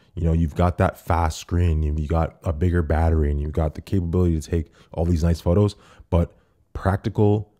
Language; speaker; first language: English; native; English